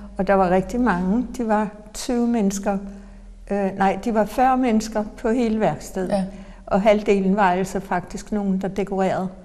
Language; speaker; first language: Danish; native; Danish